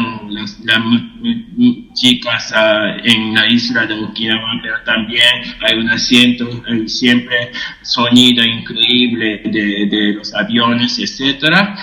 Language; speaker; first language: Spanish; non-native, fluent; Japanese